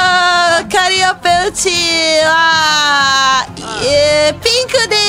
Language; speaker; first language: Japanese; non-native, learner; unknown